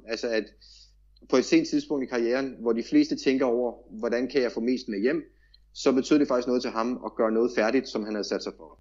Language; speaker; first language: Danish; native; Danish